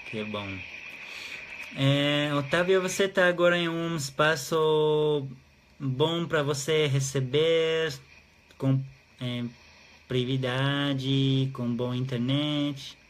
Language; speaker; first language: Portuguese; non-native, fluent; Hebrew